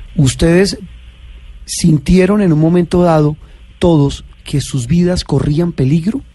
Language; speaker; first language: Spanish; native; Spanish